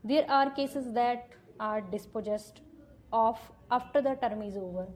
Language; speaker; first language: English; non-native, local second language; Punjabi